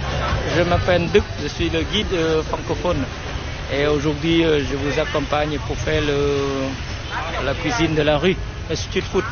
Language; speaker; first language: French; non-native, fluent; Vietnamese